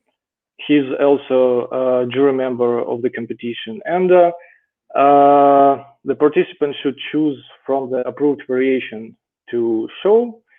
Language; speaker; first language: English; non-native, fluent; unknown